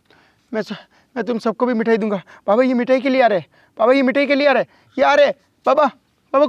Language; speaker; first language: Hindi; native; Hindi